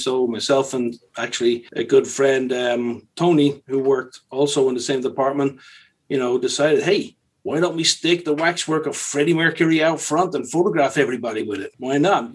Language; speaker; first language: English; native; English